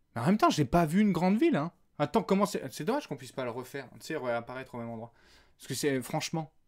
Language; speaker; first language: French; native; French